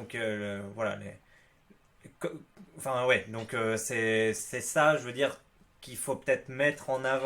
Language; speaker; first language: French; native; French